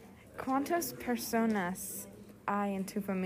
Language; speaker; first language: Spanish; non-native, learner; English